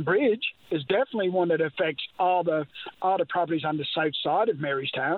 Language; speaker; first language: English; native; English